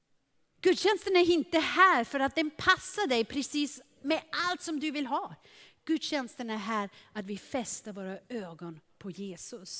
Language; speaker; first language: Swedish; non-native, fluent; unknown